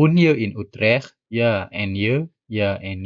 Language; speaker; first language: Dutch; non-native, learner; Indonesian